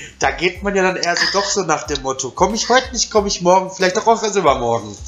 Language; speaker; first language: German; native; German